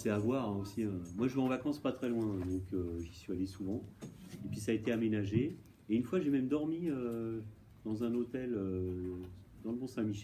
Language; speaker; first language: French; native; French